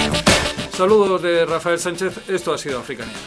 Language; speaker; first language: Spanish; native; Spanish